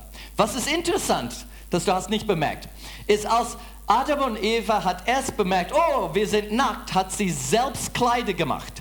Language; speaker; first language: German; non-native, fluent; English